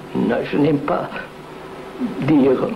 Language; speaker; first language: French; non-native, fluent; Telugu